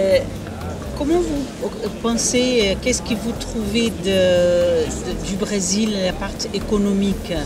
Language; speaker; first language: French; non-native, learner; Portuguese